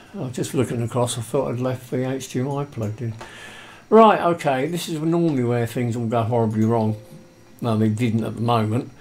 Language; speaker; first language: English; native; English